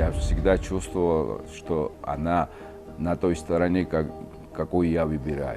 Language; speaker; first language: Russian; non-native, fluent; Georgian